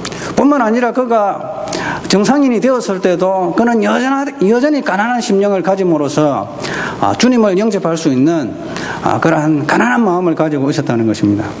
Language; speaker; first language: Korean; native; Korean